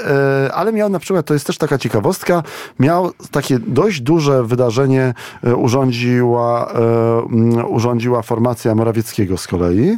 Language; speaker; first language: Polish; native; Polish